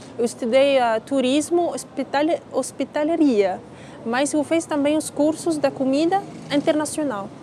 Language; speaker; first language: Portuguese; non-native, learner; Arabic